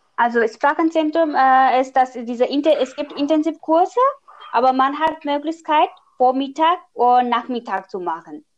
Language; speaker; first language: German; non-native, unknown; Nepali